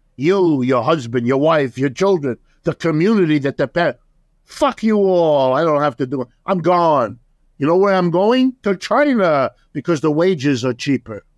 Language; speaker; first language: English; early bilingual, other home language; German